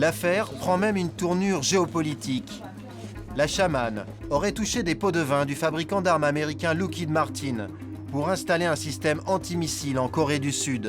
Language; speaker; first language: French; native; French